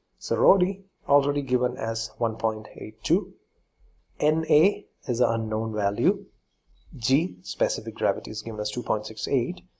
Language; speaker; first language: English; non-native, local second language; Malayalam